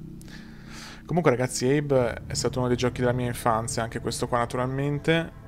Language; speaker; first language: Italian; native; Italian